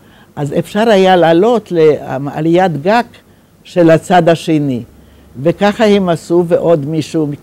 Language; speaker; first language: Hebrew; non-native, fluent; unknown